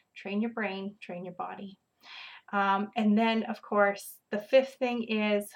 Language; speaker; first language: English; native; English